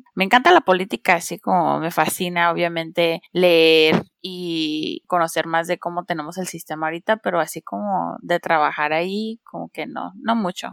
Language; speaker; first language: Spanish; early bilingual, heritage; Spanish